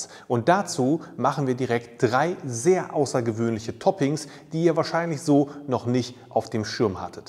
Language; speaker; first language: German; native; German